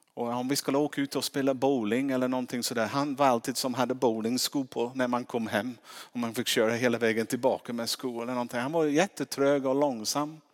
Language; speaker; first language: Swedish; non-native, fluent; English